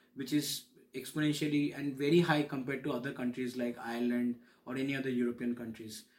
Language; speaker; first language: English; non-native, local second language; Bangla